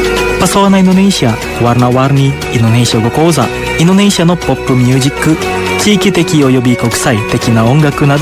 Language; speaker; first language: Japanese; non-native, fluent; Indonesian